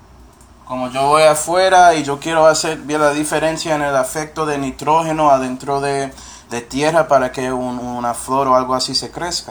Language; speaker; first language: Spanish; non-native, fluent; English